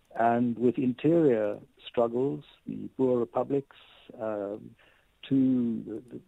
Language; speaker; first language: English; native; English